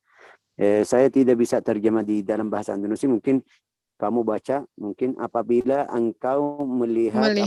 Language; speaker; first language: Indonesian; non-native, fluent; Arabic